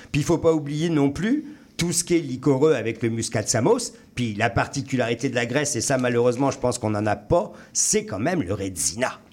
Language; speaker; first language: French; native; French